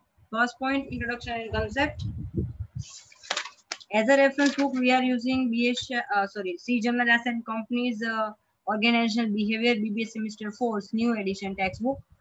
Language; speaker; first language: English; non-native, local second language; Gujarati